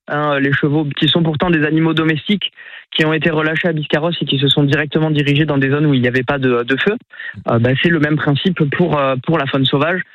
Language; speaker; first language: French; native; French